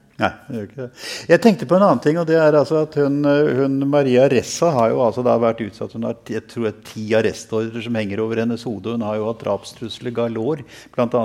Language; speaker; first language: Norwegian; native; Norwegian